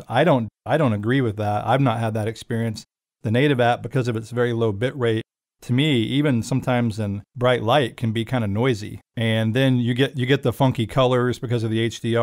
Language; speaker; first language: English; native; English